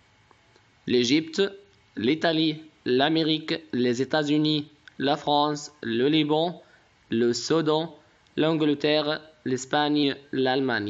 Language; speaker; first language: French; non-native, fluent; Arabic